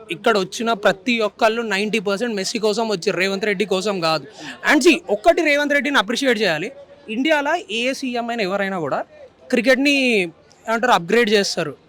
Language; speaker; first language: Telugu; native; Telugu